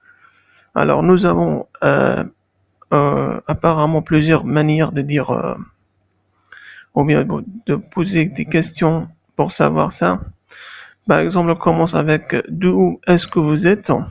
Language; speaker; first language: French; non-native, fluent; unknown